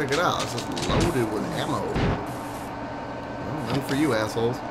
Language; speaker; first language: English; native; English